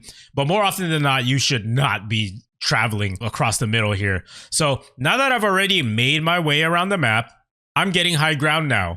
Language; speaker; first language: English; native; English